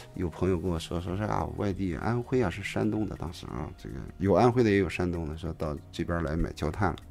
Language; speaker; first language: Chinese; native; Chinese